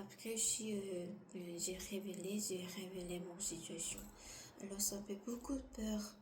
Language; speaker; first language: French; non-native, learner; Korean